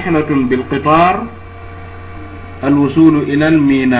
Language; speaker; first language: Arabic; non-native, fluent; Wolof